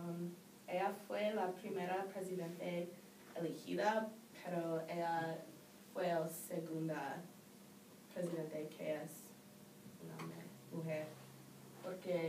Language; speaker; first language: Spanish; non-native, learner; English